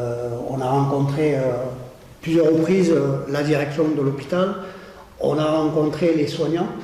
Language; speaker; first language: French; native; French